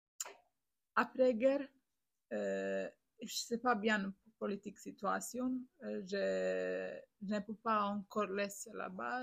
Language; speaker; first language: French; non-native, learner; Bosnian